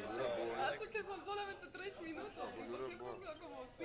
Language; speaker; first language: Portuguese; non-native, learner; Spanish